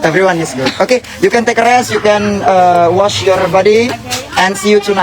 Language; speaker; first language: English; non-native, fluent; Indonesian